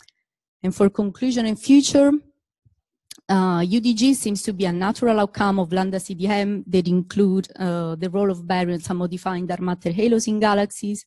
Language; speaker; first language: English; non-native, fluent; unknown